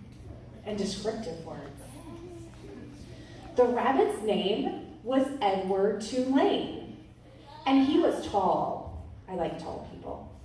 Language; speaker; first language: English; native; English